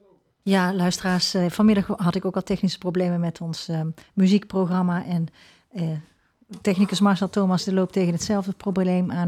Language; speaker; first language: Dutch; native; Dutch